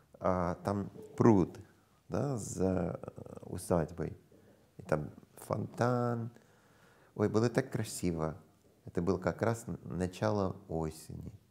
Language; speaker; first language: Russian; non-native, fluent; English